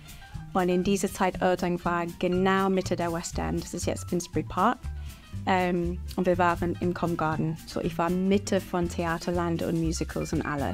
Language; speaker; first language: German; non-native, fluent; English